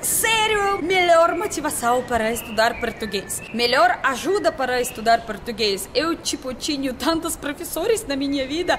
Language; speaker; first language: Portuguese; non-native, learner; Russian